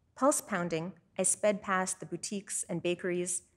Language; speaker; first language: English; native; English